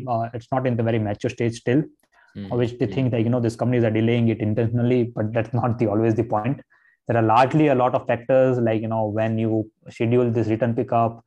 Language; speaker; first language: English; non-native, local second language; Gujarati